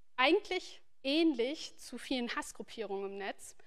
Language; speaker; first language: German; native; German